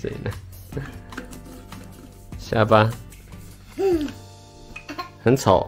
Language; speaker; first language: Japanese; early bilingual, other home language; Chinese